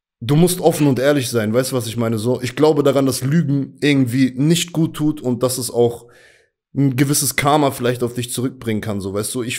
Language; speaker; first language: German; native; German